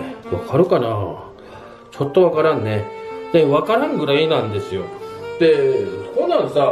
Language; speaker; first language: Japanese; native; Japanese